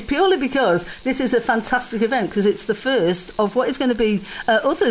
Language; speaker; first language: English; native; English